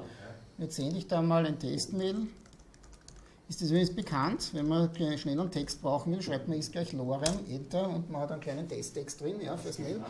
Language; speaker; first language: German; native; German